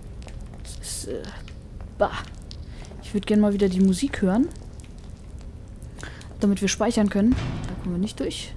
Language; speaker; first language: German; native; German